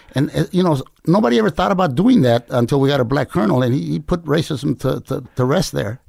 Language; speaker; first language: English; native; English